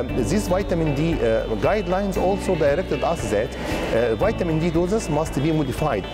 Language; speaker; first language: English; non-native, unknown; Arabic